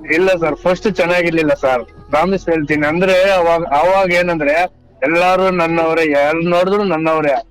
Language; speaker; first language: Kannada; non-native, local second language; Telugu